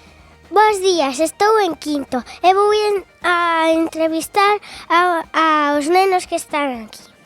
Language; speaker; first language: Galician; non-native, local second language; Spanish